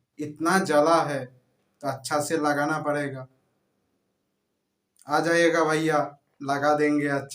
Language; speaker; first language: Hindi; non-native, local second language; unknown